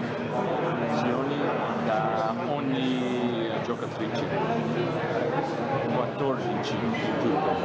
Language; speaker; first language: Italian; non-native, fluent; English